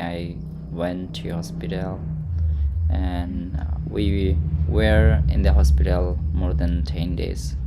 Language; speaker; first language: English; non-native, learner; Hindi